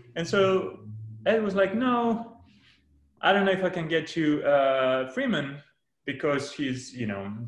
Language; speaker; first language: English; non-native, fluent; Greek